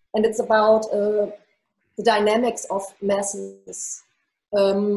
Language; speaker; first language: English; non-native, fluent; German